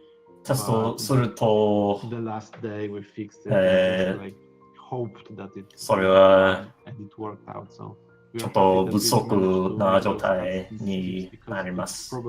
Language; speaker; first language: Japanese; non-native, learner; English